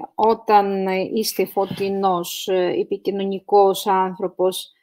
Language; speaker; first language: Greek; non-native, fluent; Russian